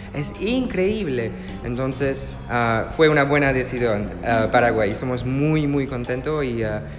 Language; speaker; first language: Spanish; non-native, learner; French